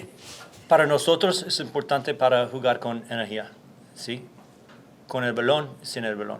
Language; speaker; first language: Spanish; non-native, learner; English